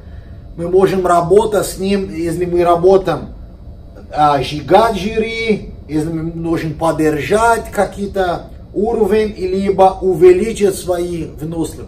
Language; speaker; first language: Russian; non-native, fluent; Portuguese